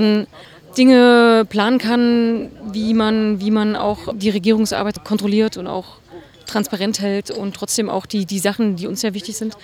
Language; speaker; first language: German; native; German